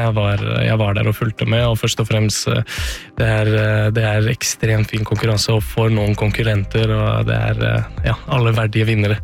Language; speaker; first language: Norwegian; non-native, fluent; Serbian